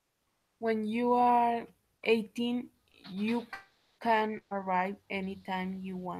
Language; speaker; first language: English; non-native, learner; Spanish